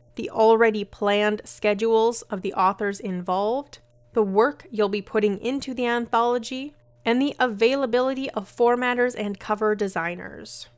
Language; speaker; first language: English; native; English